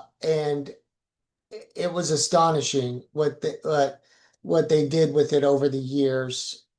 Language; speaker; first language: English; native; English